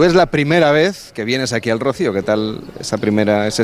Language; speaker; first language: Spanish; native; Spanish